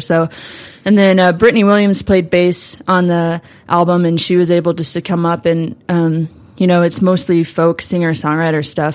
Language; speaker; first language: English; native; English